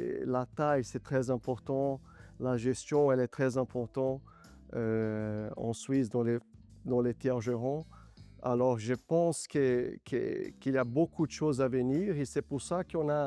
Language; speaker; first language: French; non-native, fluent; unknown